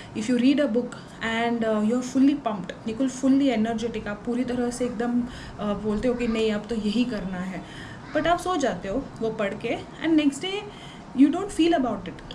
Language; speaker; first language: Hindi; non-native, local second language; Tulu